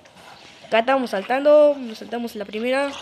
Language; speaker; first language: Spanish; native; Spanish